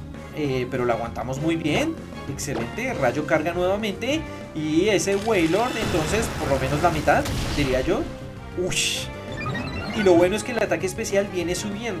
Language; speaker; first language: Spanish; native; Spanish